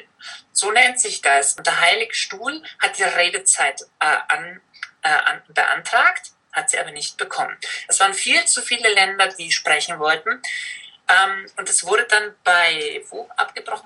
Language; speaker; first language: German; native; German